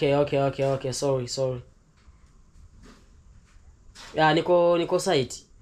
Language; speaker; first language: English; non-native, learner; Swahili